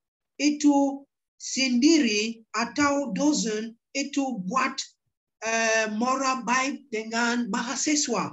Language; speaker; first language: Indonesian; non-native, learner; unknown